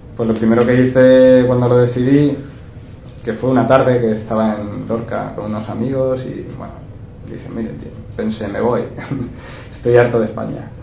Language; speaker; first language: Spanish; native; Spanish